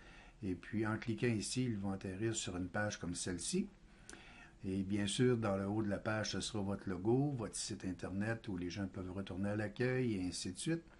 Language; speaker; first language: French; native; French